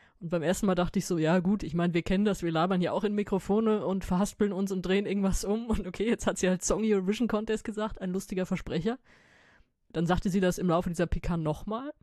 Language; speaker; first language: German; native; German